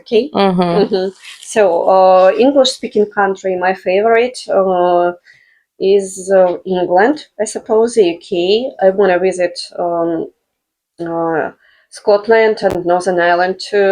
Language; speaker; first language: English; non-native, fluent; Russian